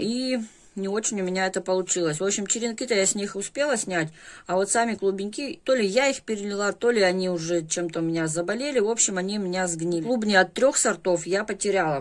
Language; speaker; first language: Russian; native; Russian